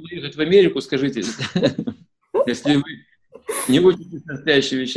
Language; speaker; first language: Russian; native; Russian